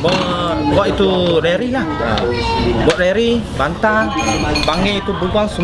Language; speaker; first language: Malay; non-native, local second language; Cantonese